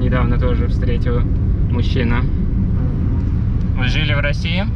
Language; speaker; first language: Russian; native; Russian